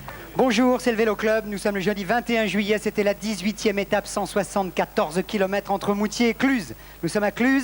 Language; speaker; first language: French; native; French